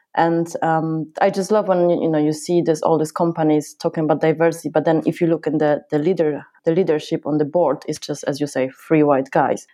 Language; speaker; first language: English; non-native, fluent; Polish